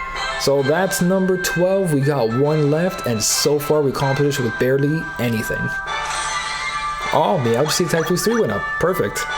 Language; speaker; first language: English; native; English